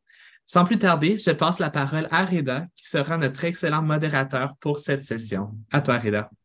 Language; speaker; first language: French; native; French